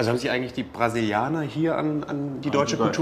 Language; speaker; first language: German; native; German